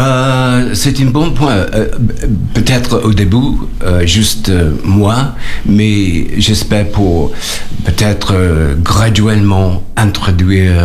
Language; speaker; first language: French; non-native, learner; English